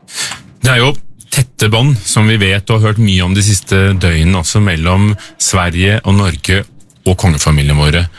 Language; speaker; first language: Norwegian; native; Norwegian